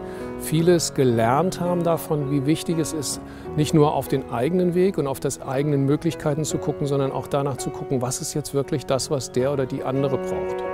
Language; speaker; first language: German; native; German